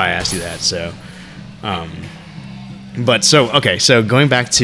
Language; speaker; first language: English; early bilingual, other home language; Vietnamese